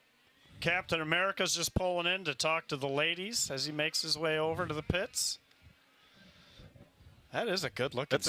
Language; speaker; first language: English; native; English